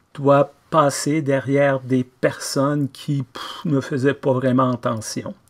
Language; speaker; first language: French; native; French